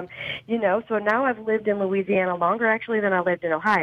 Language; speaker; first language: English; native; English